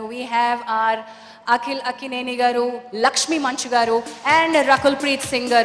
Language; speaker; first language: Telugu; native; Telugu